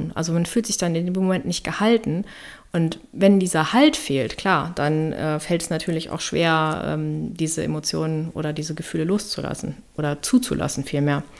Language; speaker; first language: German; native; German